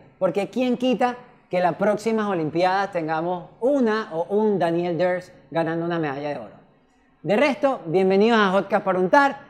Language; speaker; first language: Spanish; native; Spanish